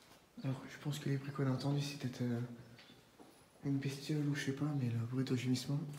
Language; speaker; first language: French; native; French